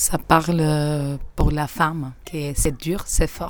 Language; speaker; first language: French; non-native, learner; Albanian